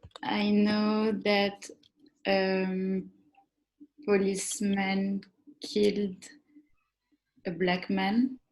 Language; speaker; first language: English; non-native, learner; French